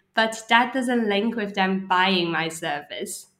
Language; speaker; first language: English; non-native, local second language; Cantonese